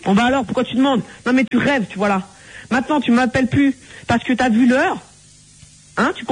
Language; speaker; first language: French; native; French